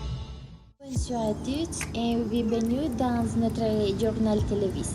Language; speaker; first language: French; non-native, learner; Spanish